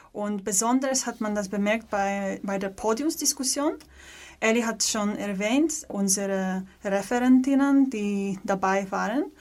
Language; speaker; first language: German; non-native, fluent; Polish